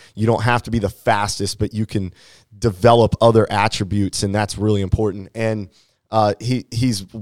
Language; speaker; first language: English; native; English